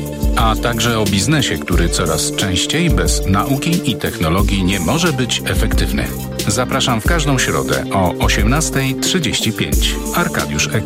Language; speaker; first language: Polish; native; Polish